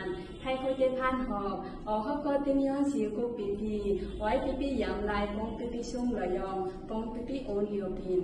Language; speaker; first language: Cantonese; non-native, learner; Bangla